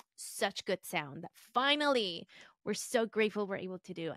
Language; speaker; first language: English; early bilingual, other home language; Spanish